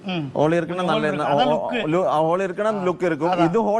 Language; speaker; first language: Tamil; non-native, learner; Malayalam